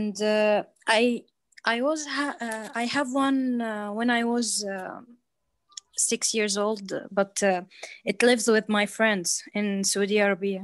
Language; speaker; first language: English; non-native, learner; Arabic